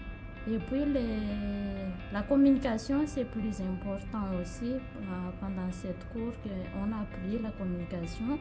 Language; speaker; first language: French; non-native, learner; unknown